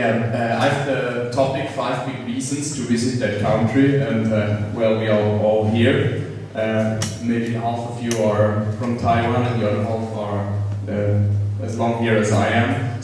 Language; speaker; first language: English; non-native, fluent; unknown